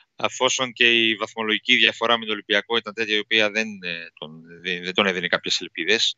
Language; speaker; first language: Greek; native; Greek